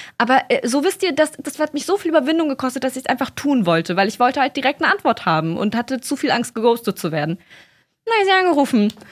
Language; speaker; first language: German; early bilingual, other home language; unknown